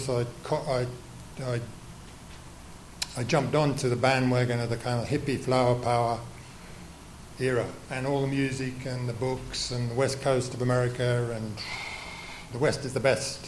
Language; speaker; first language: English; native; English